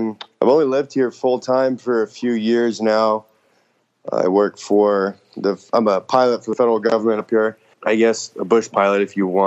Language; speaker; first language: English; native; English